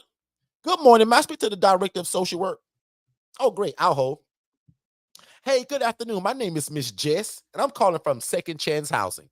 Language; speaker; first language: English; native; English